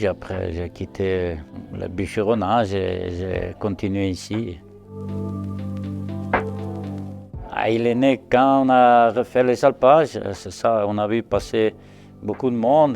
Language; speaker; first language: French; non-native, local second language; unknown